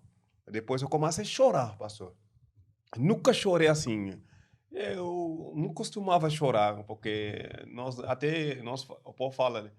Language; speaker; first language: Portuguese; non-native, learner; French